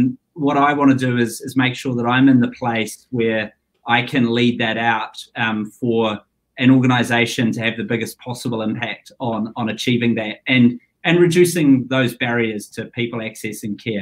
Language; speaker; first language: English; native; English